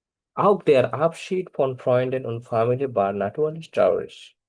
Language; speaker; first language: German; non-native, fluent; Bangla